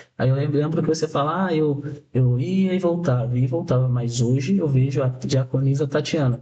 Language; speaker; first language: Portuguese; native; Portuguese